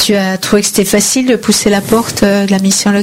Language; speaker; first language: French; native; French